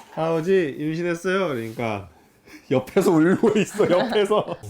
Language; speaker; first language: Korean; native; Korean